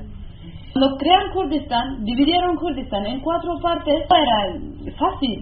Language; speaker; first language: Spanish; non-native, learner; Kurdish